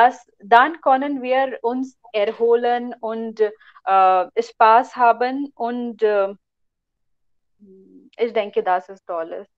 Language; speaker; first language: German; non-native, learner; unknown